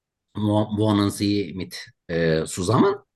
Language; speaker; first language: German; non-native, learner; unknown